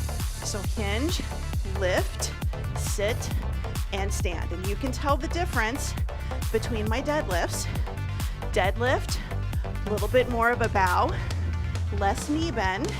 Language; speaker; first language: English; native; English